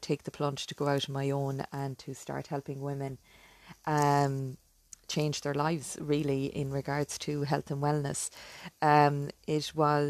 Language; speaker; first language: English; native; English